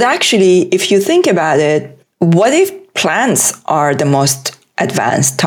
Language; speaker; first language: English; non-native, fluent; Persian